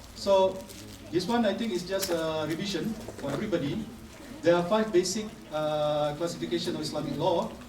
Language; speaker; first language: English; non-native, local second language; Malay